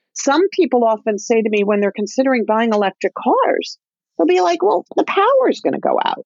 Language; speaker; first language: English; native; English